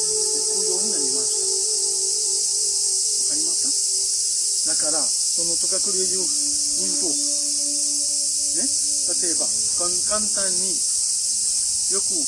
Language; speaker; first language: Japanese; non-native, fluent; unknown